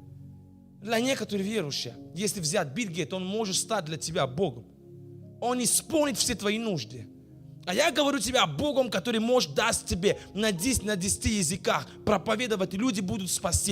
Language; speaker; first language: Russian; non-native, fluent; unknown